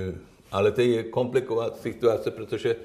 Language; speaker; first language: Czech; non-native, learner; Swedish